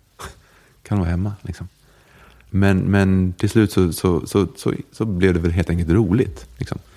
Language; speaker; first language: Swedish; native; Swedish